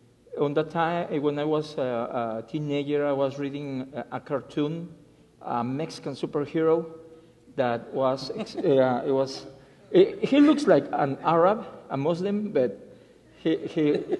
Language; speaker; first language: English; non-native, fluent; Spanish